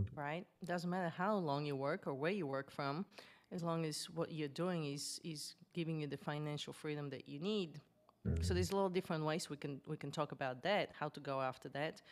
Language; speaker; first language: English; non-native, fluent; Bulgarian